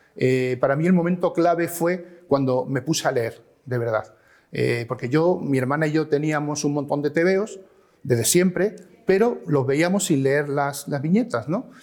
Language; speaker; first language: Spanish; native; Spanish